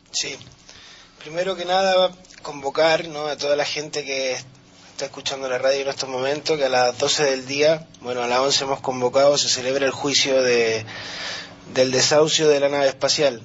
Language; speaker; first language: Spanish; native; Spanish